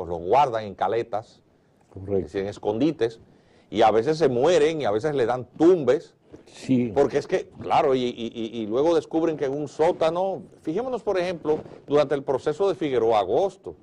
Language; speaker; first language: Spanish; native; Spanish